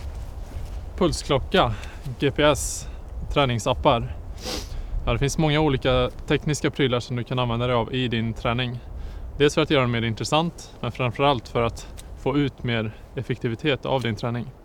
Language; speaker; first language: Swedish; native; Swedish